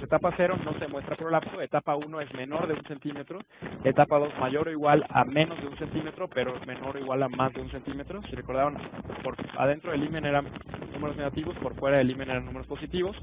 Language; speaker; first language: Spanish; native; Spanish